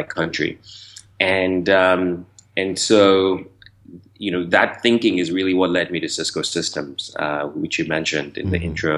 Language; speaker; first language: English; non-native, local second language; Yoruba